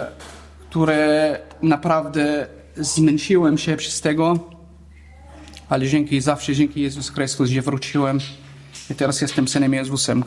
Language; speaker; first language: Polish; non-native, learner; Arabic